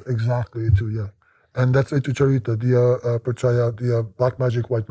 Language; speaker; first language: Indonesian; non-native, learner; English